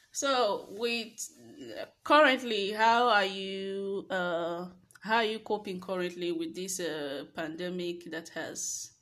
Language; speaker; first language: English; non-native, local second language; Bini